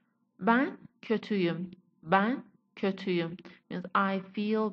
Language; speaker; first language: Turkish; non-native, fluent; Persian